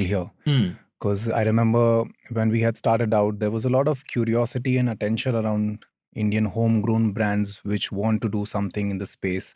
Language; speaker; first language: English; non-native, local second language; Hindi